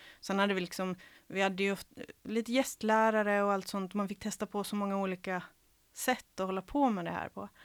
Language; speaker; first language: Swedish; early bilingual, other home language; Serbian